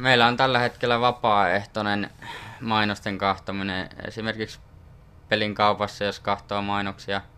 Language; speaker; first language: Finnish; native; Finnish